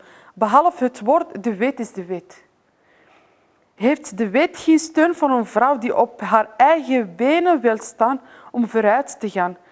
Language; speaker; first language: Dutch; non-native, fluent; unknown